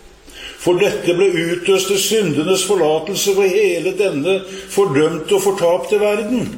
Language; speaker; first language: Norwegian; native; Norwegian